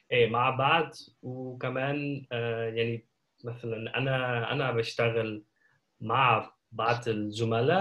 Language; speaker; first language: Arabic; non-native, learner; Dutch